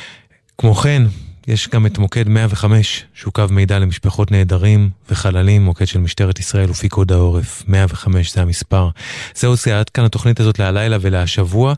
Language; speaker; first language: Hebrew; native; Hebrew